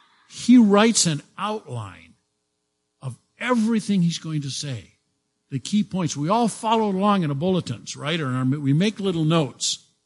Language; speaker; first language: English; native; English